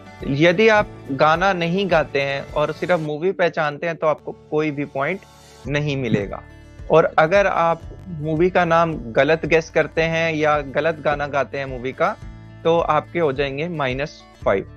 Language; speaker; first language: Hindi; native; Hindi